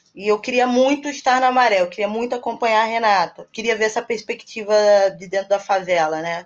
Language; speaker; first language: Portuguese; native; Portuguese